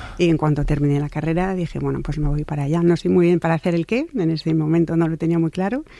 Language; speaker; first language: Spanish; non-native, fluent; French